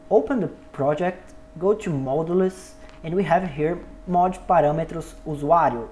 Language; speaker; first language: English; non-native, learner; Portuguese